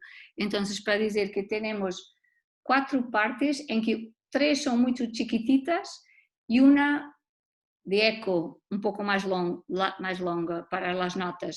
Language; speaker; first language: Spanish; non-native, learner; Portuguese